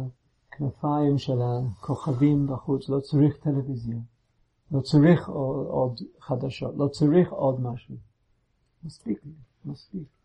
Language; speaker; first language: Hebrew; non-native, fluent; English